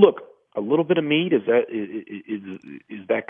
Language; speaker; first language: English; native; English